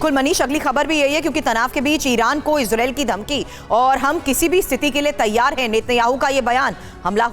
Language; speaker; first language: Hindi; native; Hindi